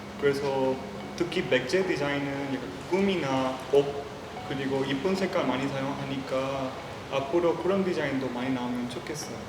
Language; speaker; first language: Korean; non-native, learner; Spanish